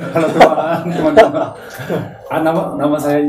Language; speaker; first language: Indonesian; non-native, learner; Korean